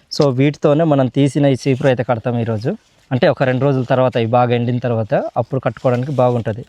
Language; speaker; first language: Telugu; non-native, local second language; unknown